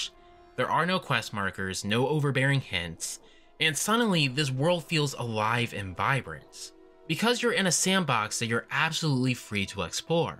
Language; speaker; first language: English; native; English